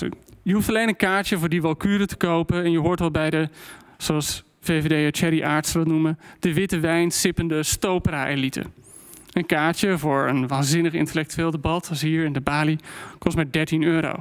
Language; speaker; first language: Dutch; native; Dutch